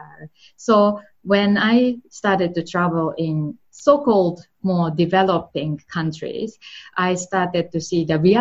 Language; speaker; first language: English; non-native, fluent; Japanese